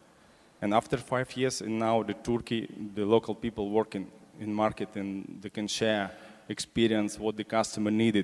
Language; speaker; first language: English; non-native, learner; Russian